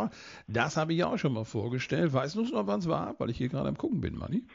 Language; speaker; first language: German; native; German